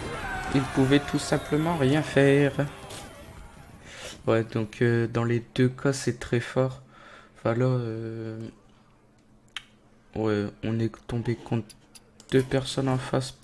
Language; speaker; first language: French; native; French